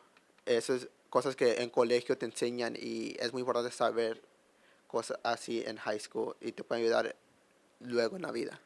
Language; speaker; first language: Spanish; early bilingual, heritage; Spanish